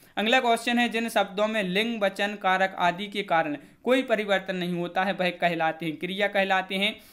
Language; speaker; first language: Hindi; native; Hindi